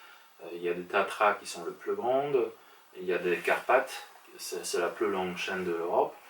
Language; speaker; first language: French; non-native, fluent; Polish